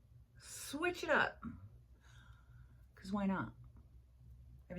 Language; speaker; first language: English; native; English